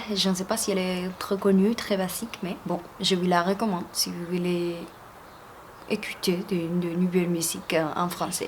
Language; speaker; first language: French; non-native, fluent; Spanish